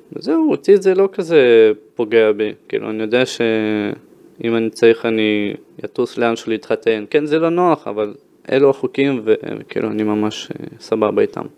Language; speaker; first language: Hebrew; early bilingual, other home language; Russian